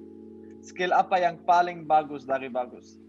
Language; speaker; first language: Indonesian; non-native, learner; Dutch